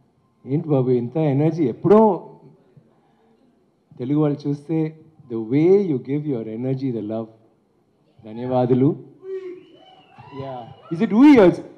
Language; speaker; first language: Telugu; non-native, learner; Tamil